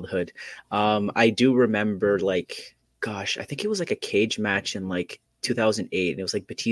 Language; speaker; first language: English; native; English